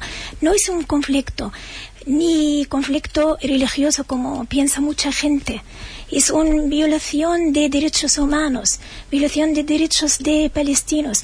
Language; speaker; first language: Spanish; non-native, fluent; Arabic